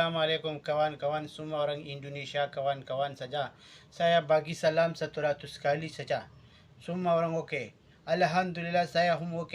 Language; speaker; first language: Indonesian; non-native, learner; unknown